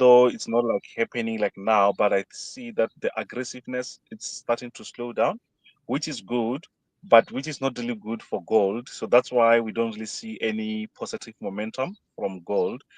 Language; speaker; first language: English; non-native, fluent; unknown